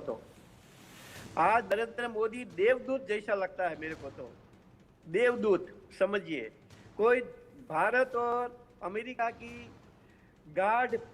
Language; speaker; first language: Hindi; non-native, local second language; Gujarati